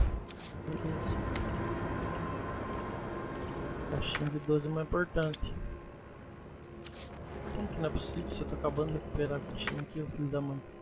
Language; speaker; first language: Portuguese; native; Portuguese